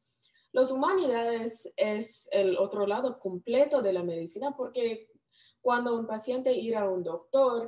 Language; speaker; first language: Spanish; non-native, learner; English